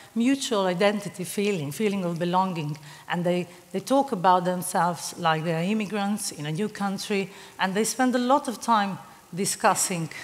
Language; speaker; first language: English; non-native, fluent; Serbian